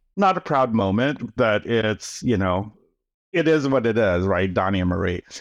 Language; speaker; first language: English; early bilingual, other home language; Filipino